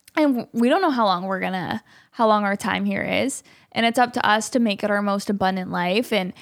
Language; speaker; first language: English; native; English